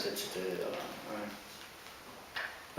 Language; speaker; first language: French; non-native, fluent; English